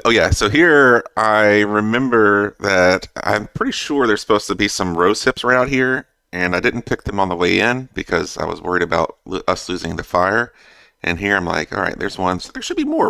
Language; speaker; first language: English; native; English